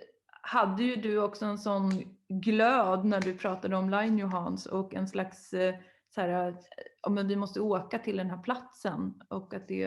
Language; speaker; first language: Swedish; native; Swedish